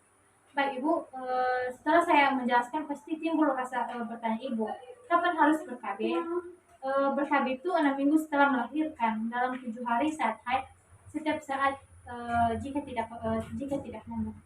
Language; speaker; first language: Indonesian; native; Indonesian